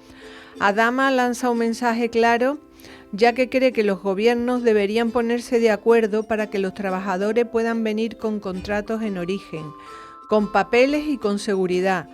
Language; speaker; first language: Spanish; native; Spanish